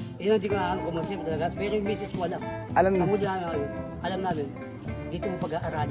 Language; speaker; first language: Filipino; native; Filipino